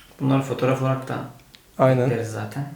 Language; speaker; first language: Turkish; native; Turkish